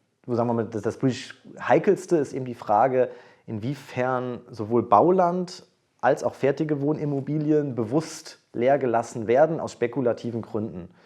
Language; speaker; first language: German; native; German